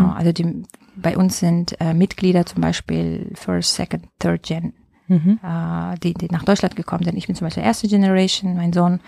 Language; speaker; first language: German; non-native, fluent; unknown